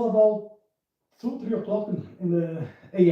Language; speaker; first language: English; non-native, fluent; Portuguese